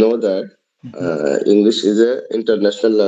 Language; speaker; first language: English; non-native, learner; Bangla